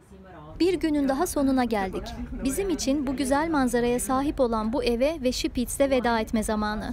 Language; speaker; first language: Turkish; native; Turkish